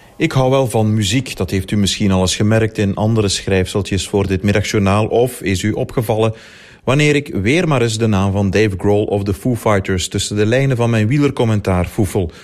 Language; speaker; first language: Dutch; native; Dutch